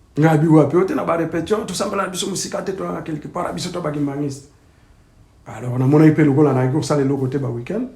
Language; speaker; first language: Lingala; native; Lingala